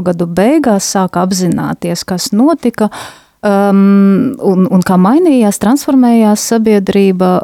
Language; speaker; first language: Latvian; non-native, local second language; Russian